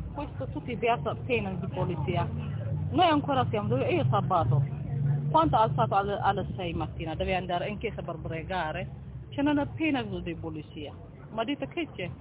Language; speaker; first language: Italian; non-native, learner; Tigrinya